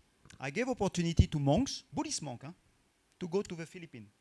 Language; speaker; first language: English; non-native, fluent; French